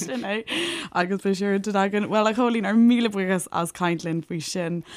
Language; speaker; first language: Irish; native; Irish